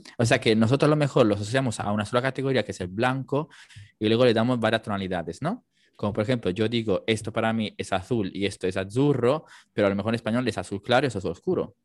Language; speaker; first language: Spanish; non-native, fluent; Italian